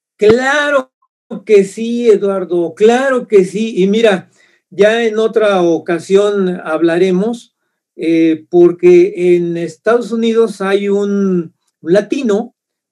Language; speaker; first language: Spanish; native; Spanish